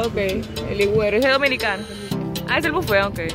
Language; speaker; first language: Spanish; native; Spanish